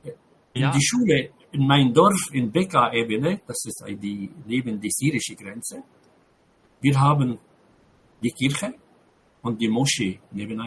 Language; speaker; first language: German; non-native, fluent; Arabic